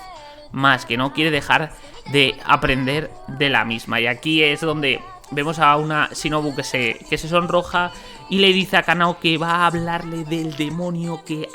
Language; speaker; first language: Spanish; native; Spanish